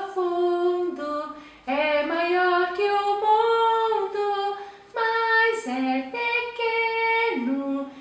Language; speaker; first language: Portuguese; native; Portuguese